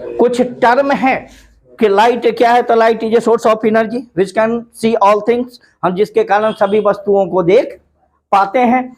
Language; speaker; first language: Hindi; native; Hindi